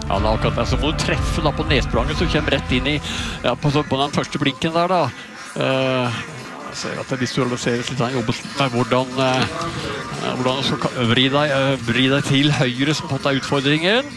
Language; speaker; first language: Norwegian; native; Norwegian